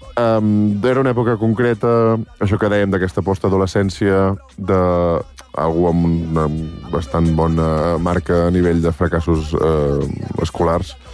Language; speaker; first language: Catalan; native; Catalan